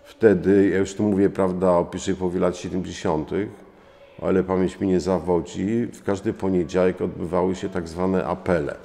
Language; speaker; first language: Polish; native; Polish